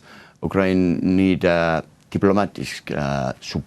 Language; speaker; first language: English; non-native, learner; Estonian